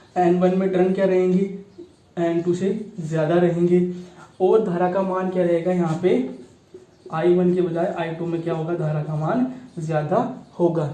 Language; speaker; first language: Hindi; native; Hindi